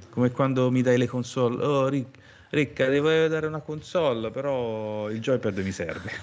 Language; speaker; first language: Italian; native; Italian